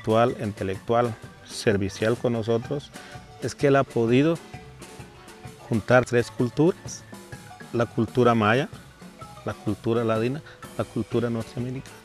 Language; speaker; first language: Spanish; non-native, local second language; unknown